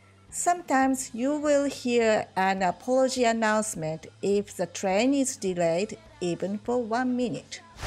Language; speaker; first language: English; non-native, fluent; Japanese